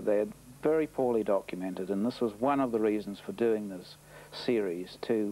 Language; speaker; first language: English; native; English